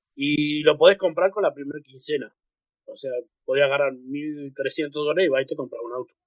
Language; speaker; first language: Spanish; native; Spanish